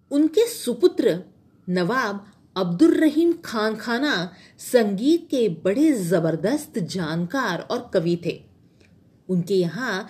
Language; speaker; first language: Hindi; non-native, local second language; Marathi